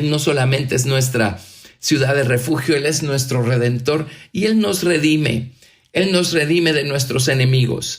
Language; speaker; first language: Spanish; native; Spanish